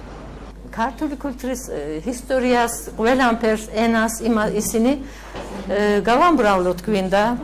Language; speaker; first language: Georgian; early bilingual, heritage; Georgian